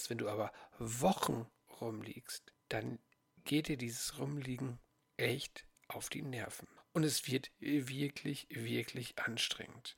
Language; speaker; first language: German; native; German